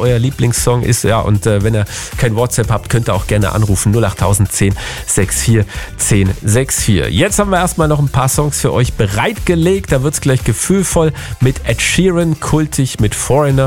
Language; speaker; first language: German; native; German